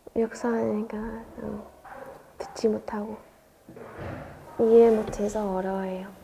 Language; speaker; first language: Korean; non-native, learner; Vietnamese